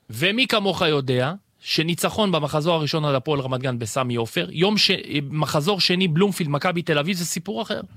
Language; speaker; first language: Hebrew; native; Hebrew